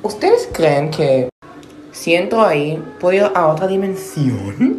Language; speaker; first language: Spanish; native; Spanish